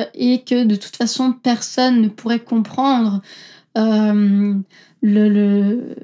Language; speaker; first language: French; native; French